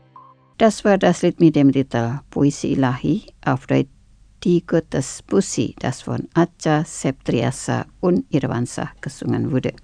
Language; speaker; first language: German; non-native, fluent; Indonesian